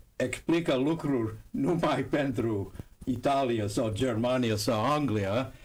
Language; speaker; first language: Romanian; non-native, fluent; English